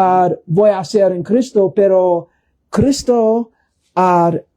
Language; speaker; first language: Spanish; non-native, learner; English